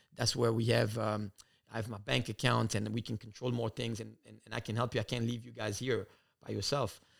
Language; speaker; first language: English; early bilingual, other home language; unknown